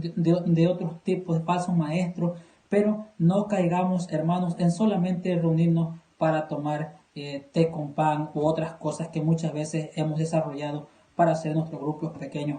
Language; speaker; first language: Spanish; native; Spanish